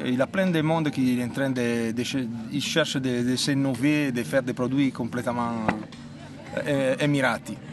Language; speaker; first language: French; non-native, fluent; Italian